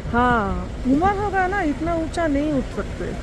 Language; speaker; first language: Hindi; non-native, local second language; Bangla